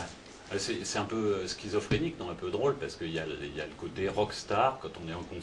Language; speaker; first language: French; native; French